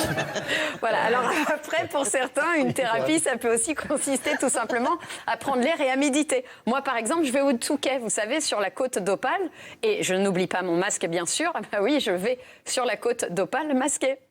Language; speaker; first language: French; native; French